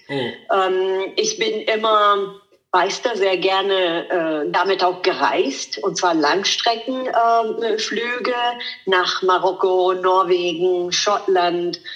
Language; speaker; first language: German; non-native, fluent; Italian